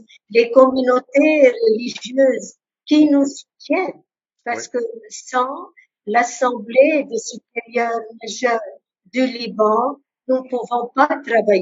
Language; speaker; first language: French; non-native, local second language; Arabic